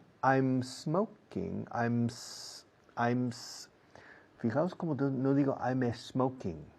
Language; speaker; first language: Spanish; non-native, fluent; English